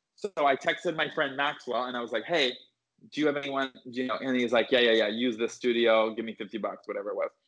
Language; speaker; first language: English; native; English